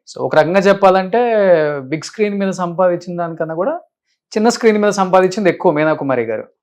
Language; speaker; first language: Telugu; native; Telugu